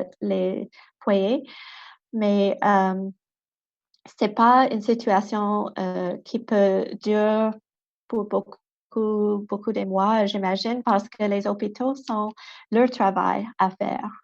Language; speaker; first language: French; non-native, local second language; English